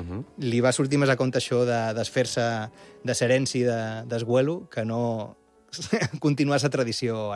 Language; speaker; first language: Catalan; native; Catalan